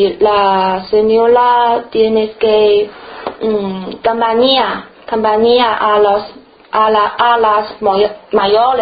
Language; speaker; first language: Spanish; non-native, learner; Chinese